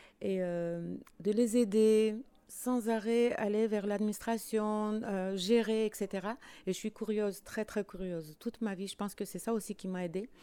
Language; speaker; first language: French; non-native, fluent; Armenian